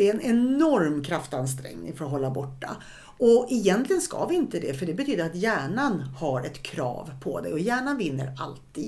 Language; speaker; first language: Swedish; native; Swedish